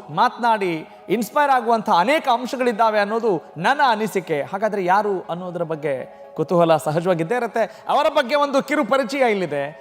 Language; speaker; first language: Kannada; native; Kannada